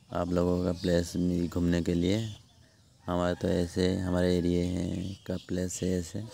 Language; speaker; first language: Hindi; non-native, local second language; Odia